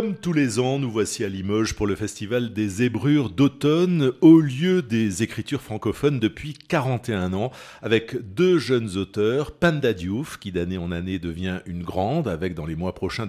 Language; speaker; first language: French; native; French